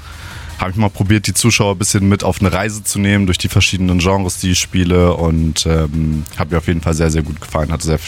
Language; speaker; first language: German; native; German